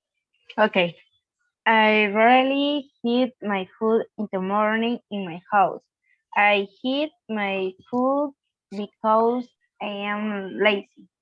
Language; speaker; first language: English; non-native, learner; Spanish